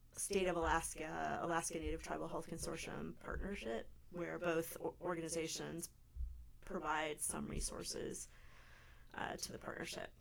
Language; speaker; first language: English; native; English